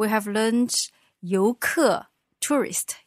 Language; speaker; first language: English; non-native, fluent; Chinese